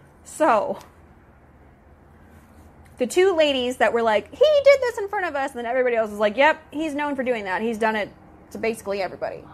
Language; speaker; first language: English; native; English